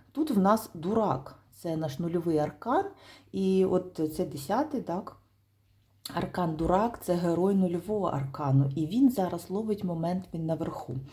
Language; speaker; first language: Ukrainian; non-native, local second language; Russian